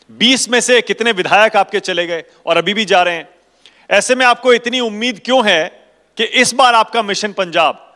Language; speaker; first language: Hindi; native; Hindi